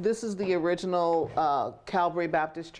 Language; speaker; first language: English; native; English